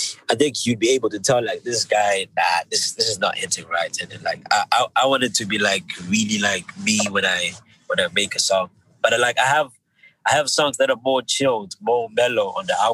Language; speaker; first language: English; non-native, local second language; Shona